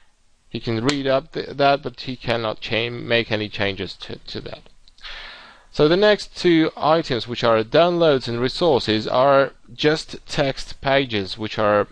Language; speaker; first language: English; non-native, fluent; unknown